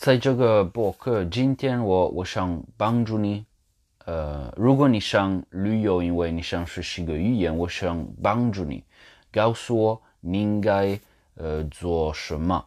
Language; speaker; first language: Chinese; non-native, learner; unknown